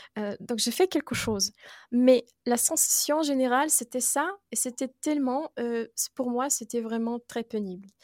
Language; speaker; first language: French; non-native, fluent; Russian